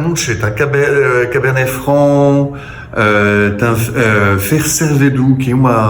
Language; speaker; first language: Portuguese; non-native, fluent; French